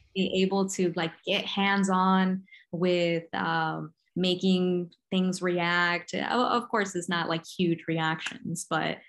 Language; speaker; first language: English; early bilingual, other home language; Spanish